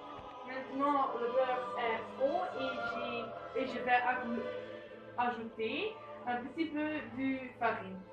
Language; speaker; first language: French; non-native, learner; Dutch